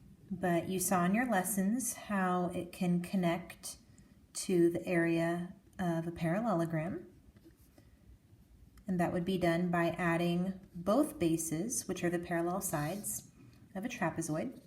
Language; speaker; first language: English; native; English